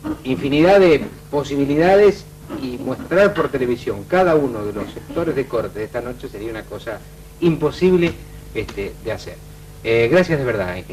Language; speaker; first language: Spanish; native; Spanish